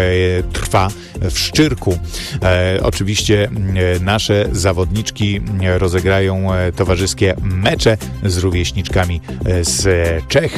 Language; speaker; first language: Polish; native; Polish